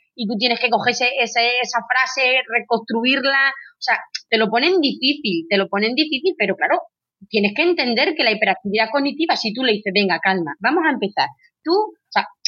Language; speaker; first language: Spanish; native; Spanish